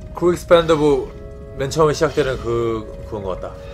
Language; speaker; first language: Korean; native; Korean